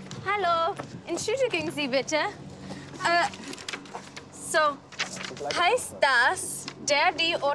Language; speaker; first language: German; non-native, learner; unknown